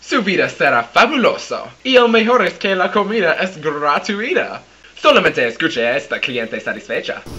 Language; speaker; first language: Spanish; non-native, learner; English